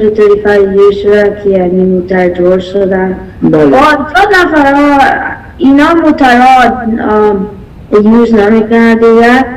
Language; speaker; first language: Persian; early bilingual, heritage; Persian